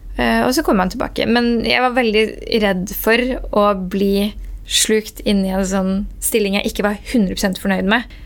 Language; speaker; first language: Norwegian; early bilingual, other home language; Persian